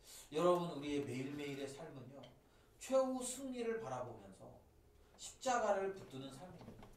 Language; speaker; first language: Korean; native; Korean